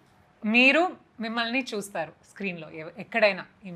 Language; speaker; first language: Telugu; non-native, fluent; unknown